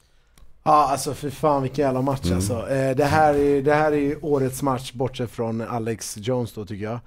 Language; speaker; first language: Swedish; native; Swedish